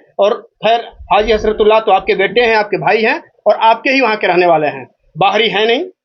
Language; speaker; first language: Hindi; native; Hindi